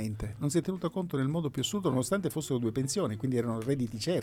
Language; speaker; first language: Italian; native; Italian